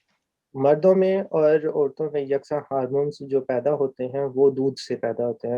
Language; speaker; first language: Urdu; native; Urdu